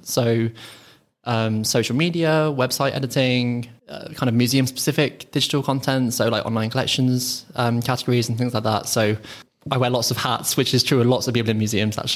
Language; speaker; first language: English; native; English